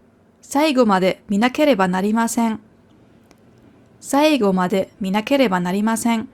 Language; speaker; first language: Japanese; non-native, fluent; German